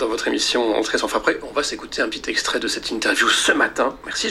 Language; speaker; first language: French; native; French